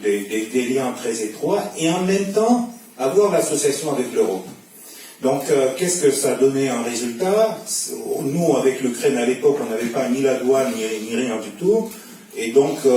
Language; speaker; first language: French; non-native, fluent; Russian